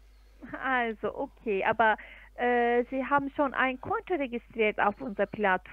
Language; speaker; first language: German; non-native, fluent; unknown